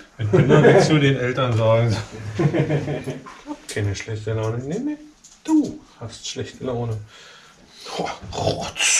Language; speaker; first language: German; native; German